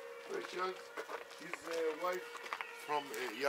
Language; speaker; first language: English; non-native, learner; Arabic